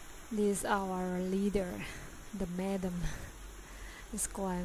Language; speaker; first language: English; non-native, learner; Indonesian